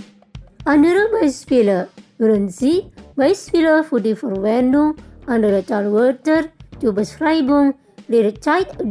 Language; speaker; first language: German; non-native, fluent; Indonesian